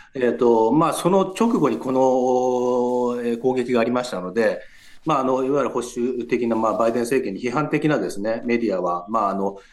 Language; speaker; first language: Japanese; native; Japanese